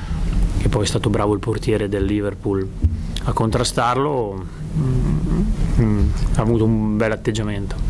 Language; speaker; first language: Italian; native; Italian